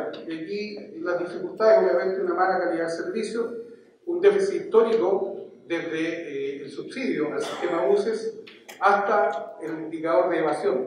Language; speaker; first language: Spanish; native; Spanish